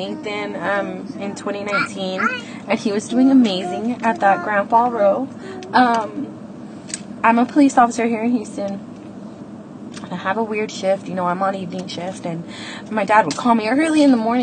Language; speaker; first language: English; native; English